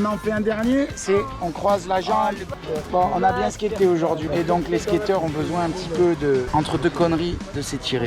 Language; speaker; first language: French; native; French